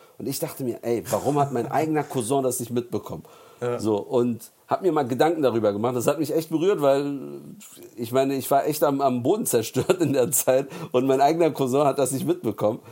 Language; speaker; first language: German; early bilingual, other home language; Turkish